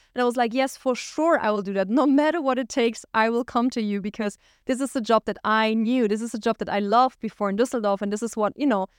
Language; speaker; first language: English; non-native, fluent; German